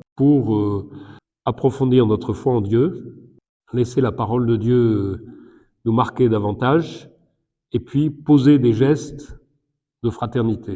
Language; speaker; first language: French; native; French